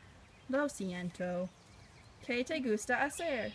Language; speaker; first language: Spanish; non-native, learner; English